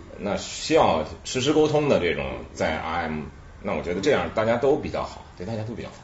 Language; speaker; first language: Chinese; native; Chinese